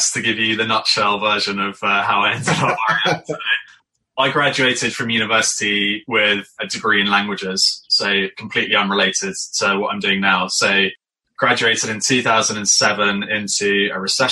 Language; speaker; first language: English; native; English